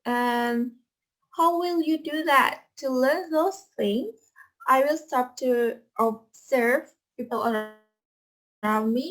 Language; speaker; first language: English; non-native, fluent; Indonesian